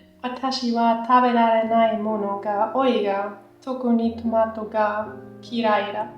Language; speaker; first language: Japanese; non-native, learner; German